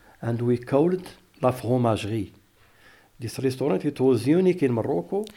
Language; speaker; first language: English; non-native, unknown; Arabic